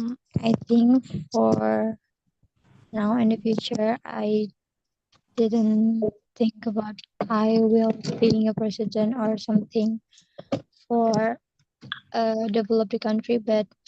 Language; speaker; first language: English; non-native, learner; Indonesian